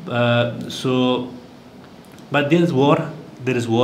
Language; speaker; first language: English; non-native, learner; Persian